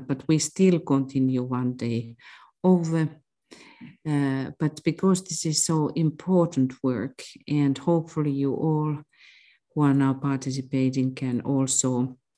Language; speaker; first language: English; non-native, fluent; Finnish